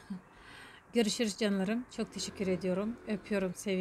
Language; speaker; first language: Turkish; non-native, learner; Russian